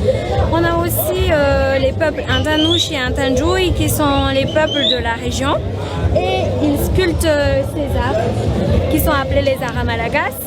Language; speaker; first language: French; non-native, local second language; Malagasy